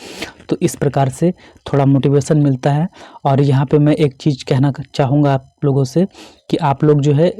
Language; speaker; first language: Hindi; native; Hindi